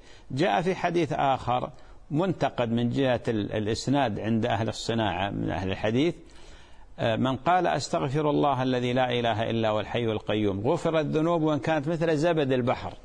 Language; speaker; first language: Arabic; native; Arabic